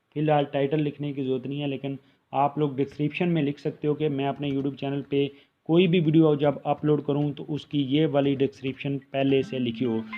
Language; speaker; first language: Urdu; non-native, local second language; Punjabi